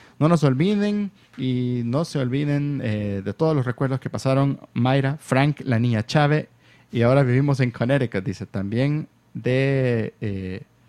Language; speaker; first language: Spanish; native; Spanish